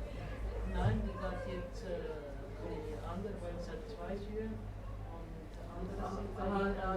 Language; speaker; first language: German; non-native, learner; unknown